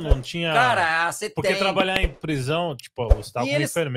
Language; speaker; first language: Portuguese; native; Portuguese